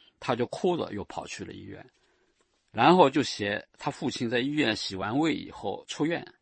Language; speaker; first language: Chinese; native; Chinese